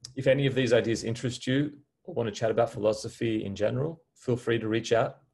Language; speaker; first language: English; native; English